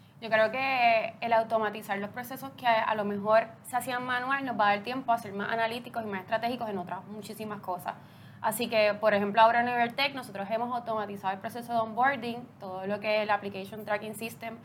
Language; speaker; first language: Spanish; native; Spanish